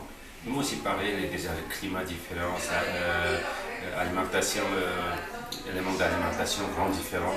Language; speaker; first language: French; non-native, learner; Korean